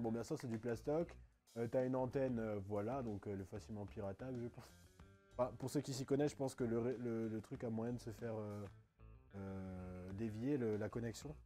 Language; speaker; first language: French; native; French